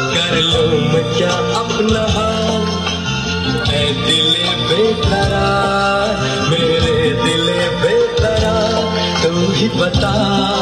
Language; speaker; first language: Hindi; native; Hindi